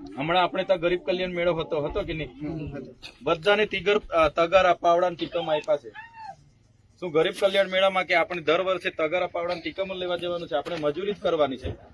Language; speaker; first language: Gujarati; non-native, local second language; Vasavi